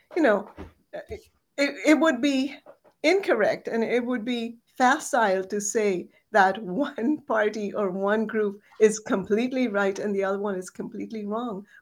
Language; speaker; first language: English; non-native, local second language; Bangla